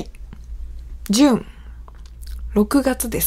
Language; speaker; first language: Japanese; native; Japanese